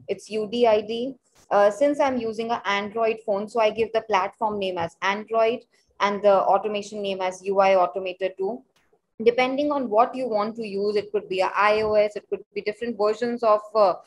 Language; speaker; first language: English; non-native, local second language; Hindi